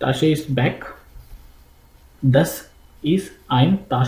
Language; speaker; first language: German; non-native, learner; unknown